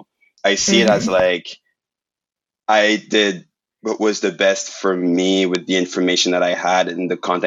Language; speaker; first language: English; non-native, fluent; French